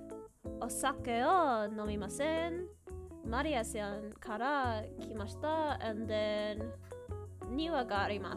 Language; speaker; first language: Japanese; non-native, learner; English